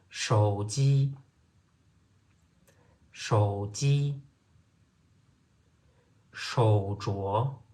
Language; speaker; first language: Chinese; non-native, fluent; Turkmen